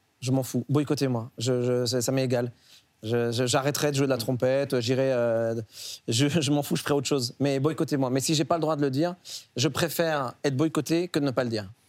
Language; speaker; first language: French; early bilingual, other home language; Arabic